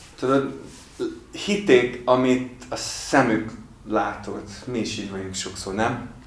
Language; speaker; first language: Hungarian; non-native, fluent; English